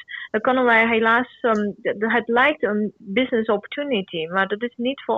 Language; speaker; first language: Dutch; non-native, fluent; Chinese